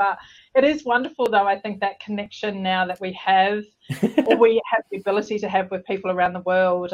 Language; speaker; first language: English; native; English